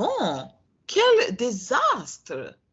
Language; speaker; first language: French; non-native, learner; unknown